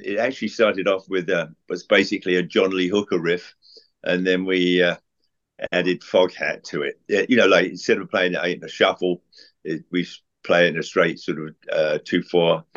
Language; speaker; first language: English; native; English